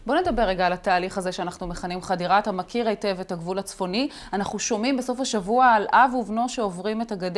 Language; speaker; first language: Hebrew; native; Hebrew